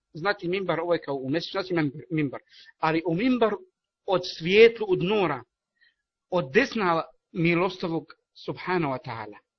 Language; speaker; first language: Bosnian; non-native, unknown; Arabic